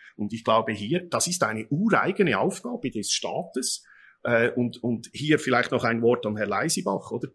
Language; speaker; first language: German; native; German